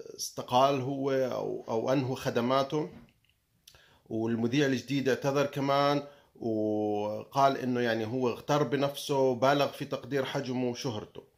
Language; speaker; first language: Arabic; native; Arabic